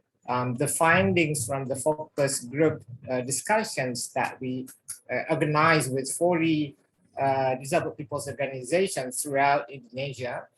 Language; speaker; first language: English; non-native, fluent; Indonesian